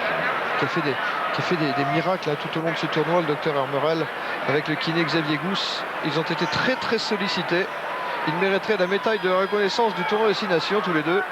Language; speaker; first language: French; native; French